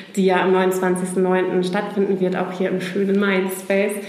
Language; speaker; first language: German; native; German